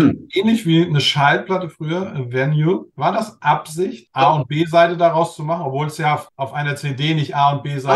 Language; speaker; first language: German; native; German